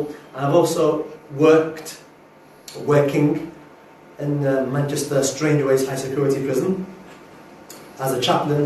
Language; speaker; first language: English; native; English